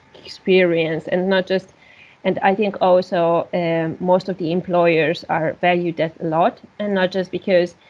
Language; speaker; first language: English; non-native, fluent; Hungarian